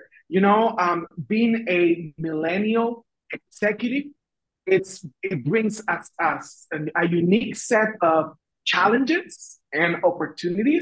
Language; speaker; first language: English; non-native, fluent; Spanish